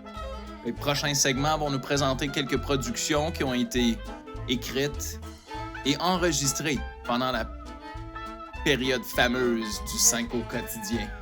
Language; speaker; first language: French; native; French